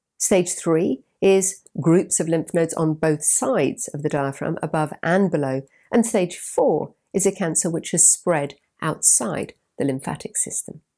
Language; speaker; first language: English; native; English